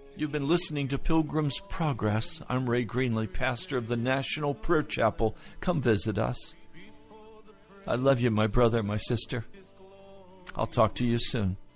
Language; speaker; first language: English; native; English